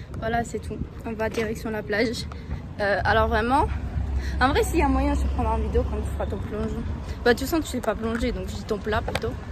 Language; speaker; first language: French; native; French